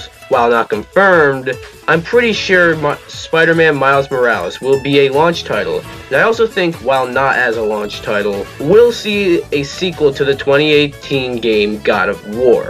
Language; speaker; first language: English; native; English